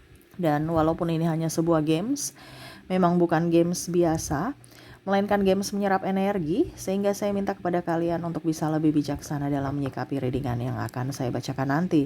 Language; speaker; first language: Indonesian; native; Indonesian